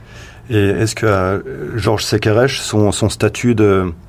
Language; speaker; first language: French; native; French